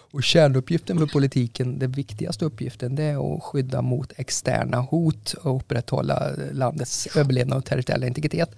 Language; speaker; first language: Swedish; native; Swedish